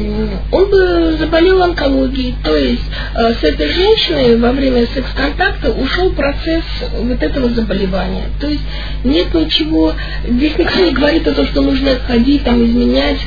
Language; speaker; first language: Russian; native; Russian